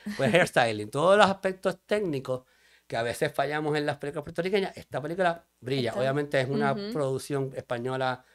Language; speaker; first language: Spanish; native; Spanish